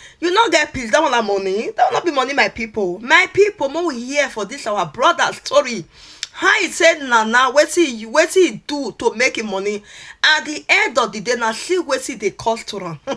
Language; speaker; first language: Nigerian Pidgin; non-native, local second language; Esan